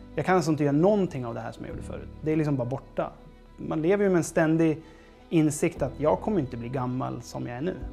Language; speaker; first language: Swedish; native; Swedish